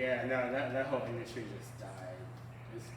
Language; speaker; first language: English; native; English